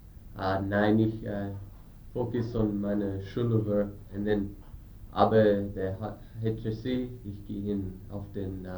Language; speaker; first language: German; non-native, learner; English